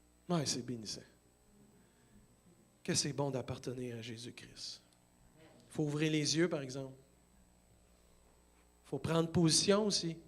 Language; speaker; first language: French; native; French